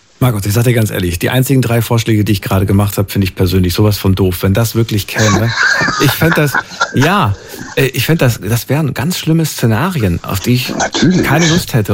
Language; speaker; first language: German; native; German